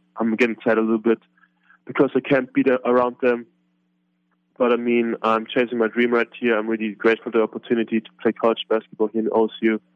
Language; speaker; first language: English; non-native, fluent; German